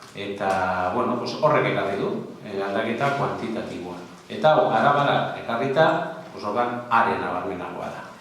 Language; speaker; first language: Basque; non-native, local second language; Spanish